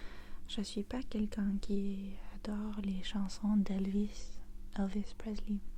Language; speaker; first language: French; non-native, fluent; English